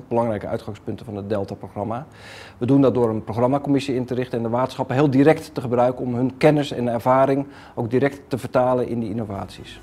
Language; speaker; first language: Dutch; native; Dutch